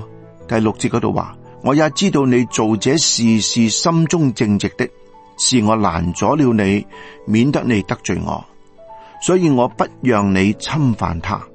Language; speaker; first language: Chinese; non-native, local second language; Cantonese